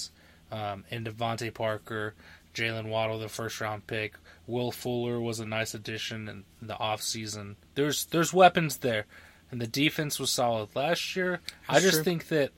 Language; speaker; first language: English; native; English